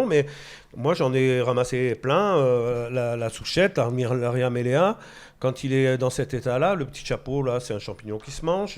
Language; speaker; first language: French; native; French